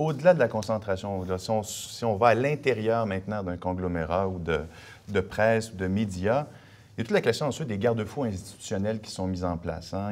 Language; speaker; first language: French; native; French